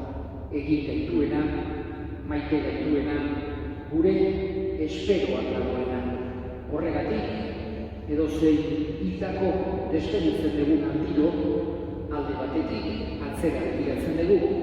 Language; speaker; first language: Basque; native; Basque